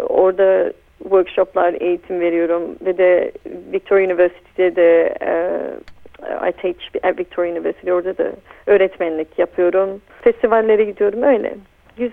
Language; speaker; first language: Turkish; early bilingual, heritage; Turkish